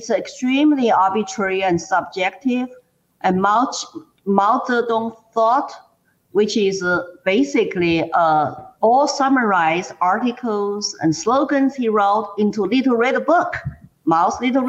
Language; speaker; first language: English; non-native, fluent; Chinese